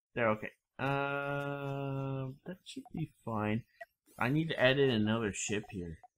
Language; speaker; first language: English; native; English